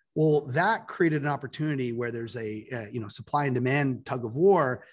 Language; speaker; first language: English; native; English